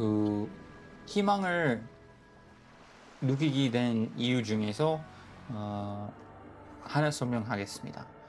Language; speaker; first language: Korean; non-native, fluent; English